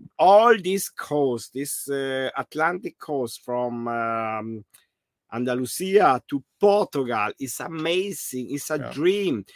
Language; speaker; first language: English; non-native, learner; German